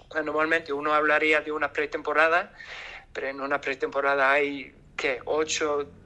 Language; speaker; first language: Spanish; non-native, fluent; English